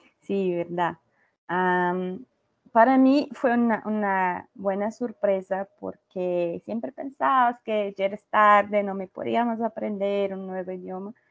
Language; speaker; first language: Spanish; non-native, learner; Portuguese